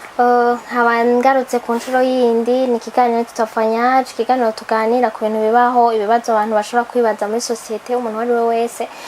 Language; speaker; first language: Rundi; native; Rundi